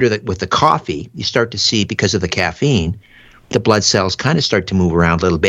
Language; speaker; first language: English; native; English